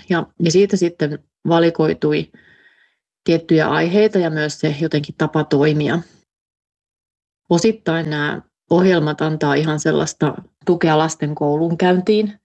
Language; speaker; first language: Finnish; native; Finnish